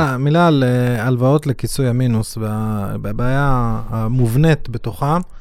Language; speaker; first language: Hebrew; native; Hebrew